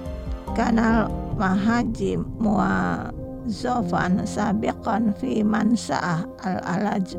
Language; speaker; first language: Arabic; non-native, fluent; Indonesian